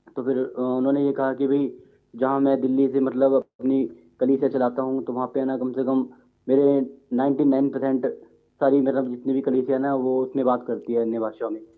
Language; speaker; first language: Hindi; native; Hindi